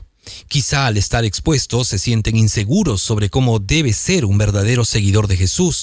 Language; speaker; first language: Spanish; native; Spanish